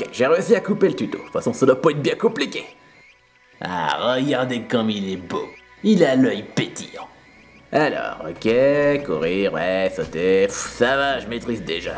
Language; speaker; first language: French; native; French